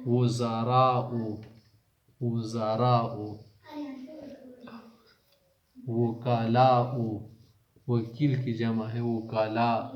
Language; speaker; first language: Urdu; native; Urdu